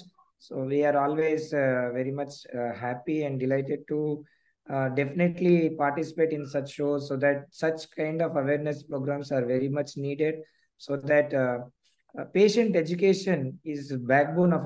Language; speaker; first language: English; non-native, local second language; Telugu